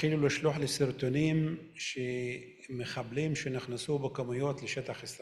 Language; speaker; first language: Hebrew; non-native, local second language; Arabic